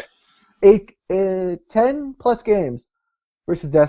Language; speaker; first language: English; native; English